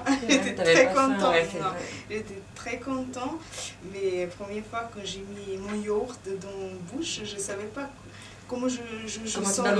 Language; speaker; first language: French; non-native, fluent; Serbian